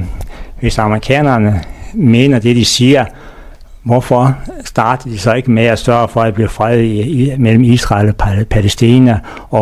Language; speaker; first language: Danish; native; Danish